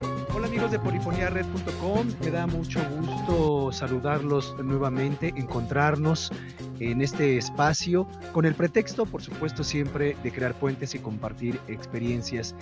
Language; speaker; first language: Spanish; native; Spanish